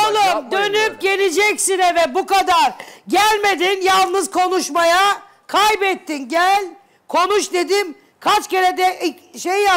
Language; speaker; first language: Turkish; native; Turkish